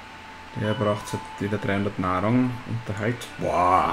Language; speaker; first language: German; native; German